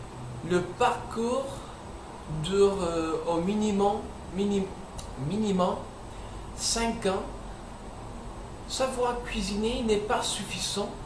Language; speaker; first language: French; non-native, learner; English